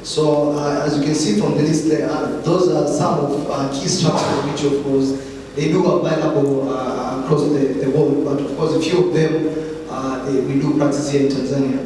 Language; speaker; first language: English; non-native, local second language; Swahili